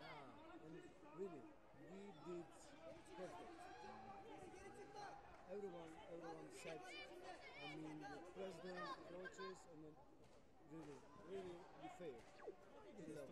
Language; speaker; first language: English; non-native, learner; Spanish